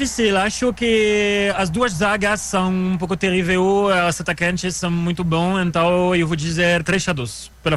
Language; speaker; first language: Portuguese; non-native, learner; French